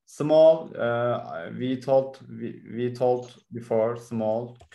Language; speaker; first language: English; non-native, learner; Turkish